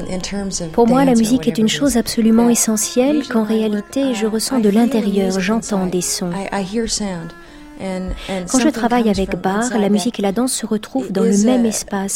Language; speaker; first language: French; native; French